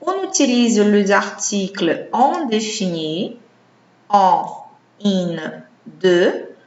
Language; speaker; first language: French; non-native, fluent; Portuguese